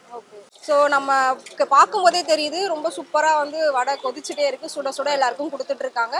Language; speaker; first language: Tamil; native; Tamil